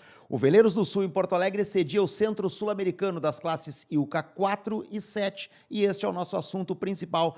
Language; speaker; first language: Portuguese; native; Portuguese